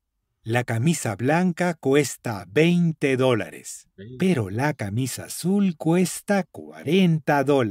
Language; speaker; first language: Spanish; non-native, learner; English